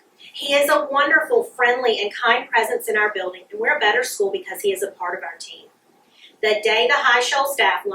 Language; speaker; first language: English; native; English